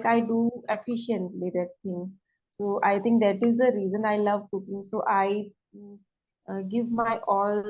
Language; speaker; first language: English; non-native, learner; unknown